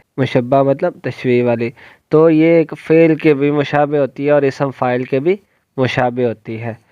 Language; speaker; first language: Urdu; non-native, local second language; Punjabi